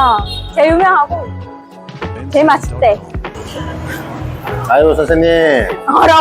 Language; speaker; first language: Korean; non-native, learner; Vietnamese